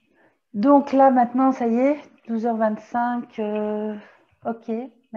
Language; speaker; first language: French; native; French